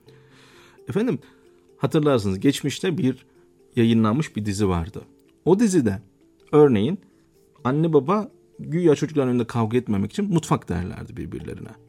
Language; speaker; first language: Turkish; native; Turkish